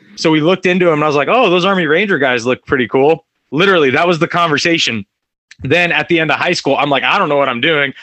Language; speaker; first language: English; native; English